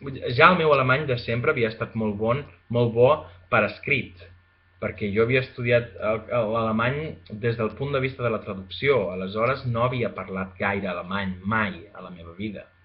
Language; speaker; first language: Catalan; non-native, fluent; Spanish